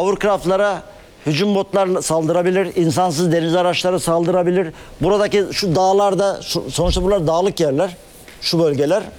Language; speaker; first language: Turkish; native; Turkish